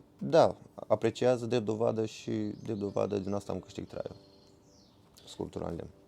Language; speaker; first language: Romanian; native; Romanian